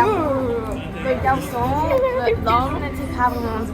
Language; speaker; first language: French; non-native, learner; English